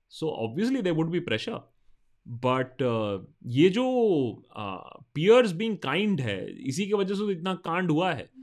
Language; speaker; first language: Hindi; non-native, local second language; Bangla